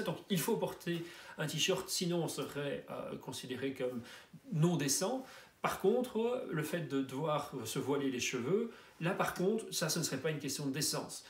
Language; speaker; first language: French; native; French